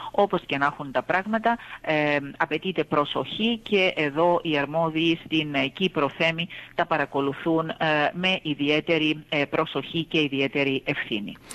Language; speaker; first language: Greek; native; Greek